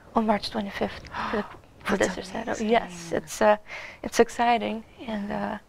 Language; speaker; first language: English; non-native, fluent; Bulgarian